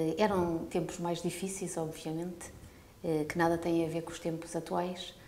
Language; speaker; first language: Portuguese; early bilingual, heritage; Portuguese